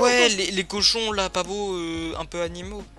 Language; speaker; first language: French; native; French